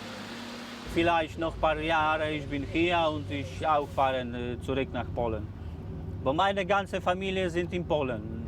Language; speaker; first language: German; non-native, learner; Polish